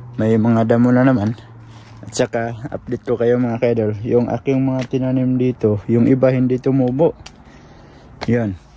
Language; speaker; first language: Filipino; non-native, local second language; Cebuano